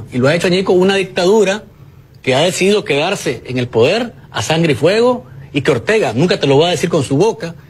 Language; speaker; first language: Spanish; native; Spanish